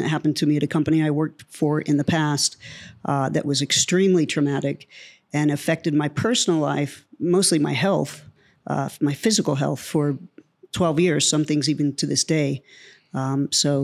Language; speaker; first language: English; native; English